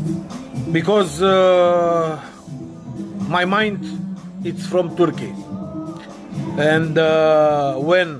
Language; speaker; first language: English; non-native, learner; Romanian